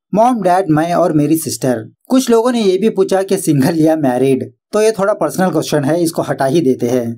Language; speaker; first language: Hindi; non-native, local second language; Urdu